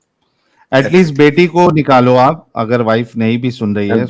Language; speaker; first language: Hindi; native; Hindi